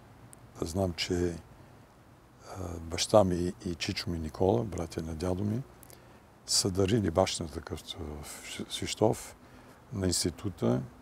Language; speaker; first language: Bulgarian; early bilingual, heritage; Bulgarian